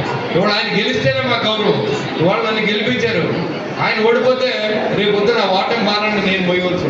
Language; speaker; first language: Telugu; native; Telugu